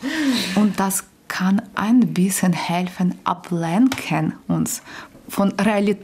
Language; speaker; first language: German; non-native, local second language; Ukrainian